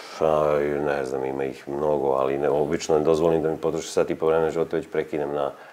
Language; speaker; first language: Serbian; native; Serbian